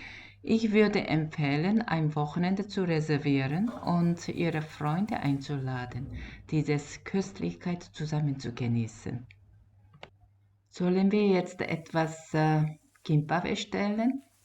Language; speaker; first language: German; non-native, fluent; Korean